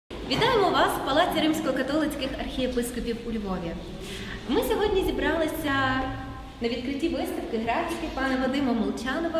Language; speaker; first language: Ukrainian; native; Ukrainian